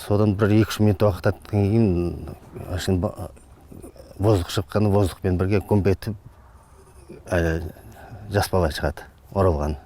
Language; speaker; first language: Kazakh; native; Kazakh